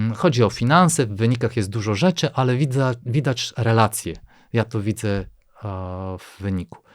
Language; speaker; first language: Polish; non-native, fluent; Bulgarian